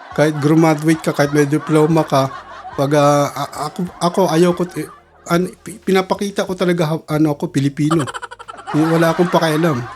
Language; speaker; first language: Filipino; early bilingual, heritage; Filipino